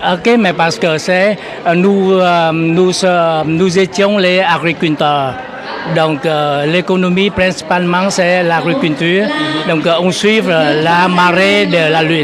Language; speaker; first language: French; non-native, fluent; Vietnamese